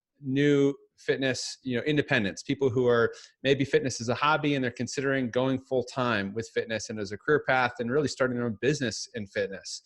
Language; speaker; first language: English; native; English